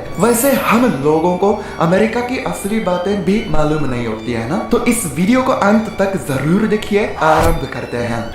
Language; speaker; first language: Hindi; non-native, fluent; Japanese